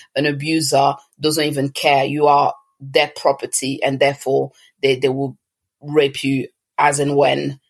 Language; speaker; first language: English; early bilingual, other home language; French